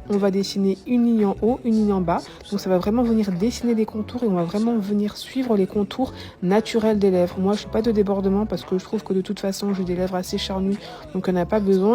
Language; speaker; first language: French; native; French